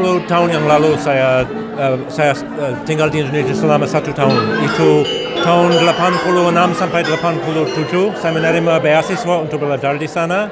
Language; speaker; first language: Indonesian; non-native, fluent; English